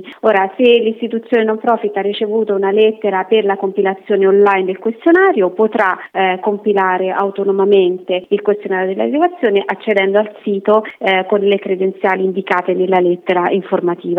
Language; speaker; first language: Italian; native; Italian